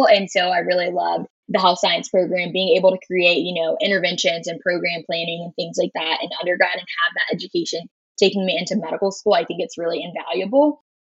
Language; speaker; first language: English; native; English